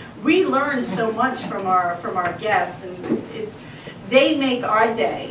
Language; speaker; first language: English; native; English